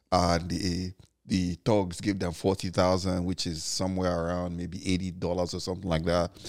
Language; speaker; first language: English; non-native, local second language; Igbo